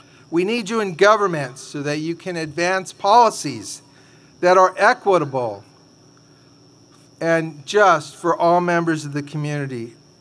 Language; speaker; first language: English; early bilingual, other home language; Spanish